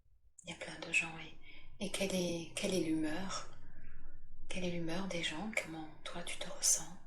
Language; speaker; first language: French; native; French